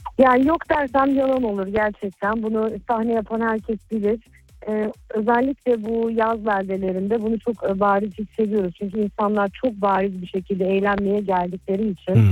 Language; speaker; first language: Turkish; early bilingual, heritage; Turkish